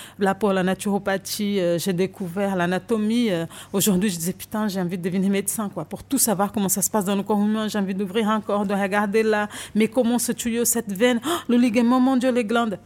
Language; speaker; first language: French; non-native, fluent; Portuguese